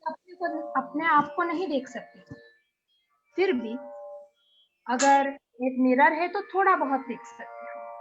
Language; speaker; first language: Hindi; non-native, local second language; Kannada